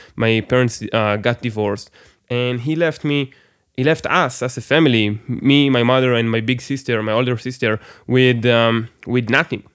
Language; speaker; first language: English; non-native, fluent; Hebrew